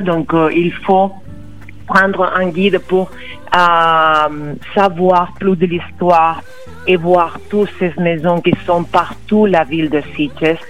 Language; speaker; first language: French; non-native, fluent; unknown